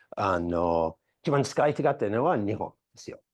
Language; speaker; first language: Japanese; non-native, fluent; English